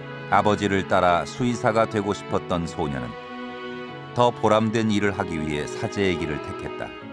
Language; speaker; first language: Korean; native; Korean